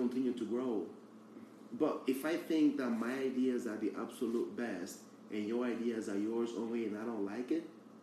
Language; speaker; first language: English; early bilingual, other home language; Portuguese